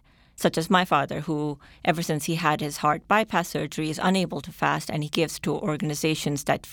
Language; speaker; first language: English; non-native, local second language; Urdu